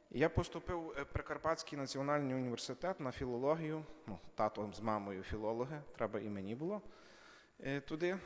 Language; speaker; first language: Ukrainian; native; Ukrainian